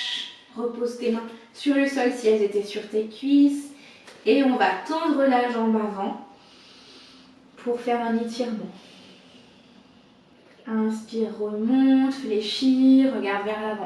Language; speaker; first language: French; native; French